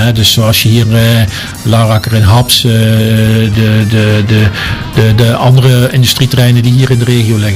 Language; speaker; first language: Dutch; native; Dutch